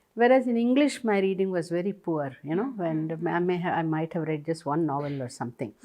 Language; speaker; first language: English; non-native, local second language; Tamil